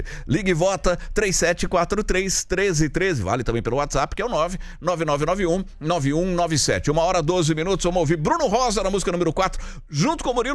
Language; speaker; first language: Portuguese; native; Portuguese